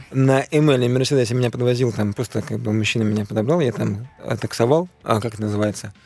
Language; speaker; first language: Russian; native; Russian